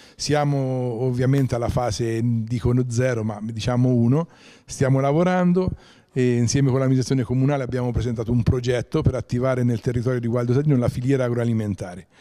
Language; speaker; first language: Italian; native; Italian